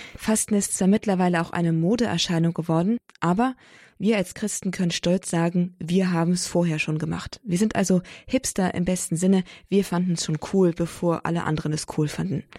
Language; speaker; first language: German; native; German